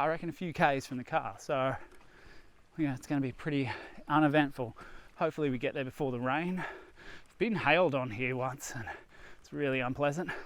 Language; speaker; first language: English; native; English